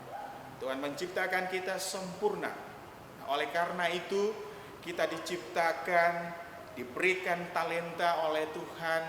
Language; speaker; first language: Indonesian; native; Indonesian